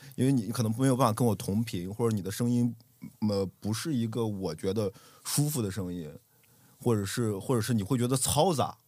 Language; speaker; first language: Chinese; native; Chinese